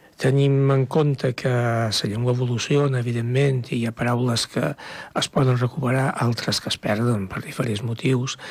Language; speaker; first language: Catalan; native; Catalan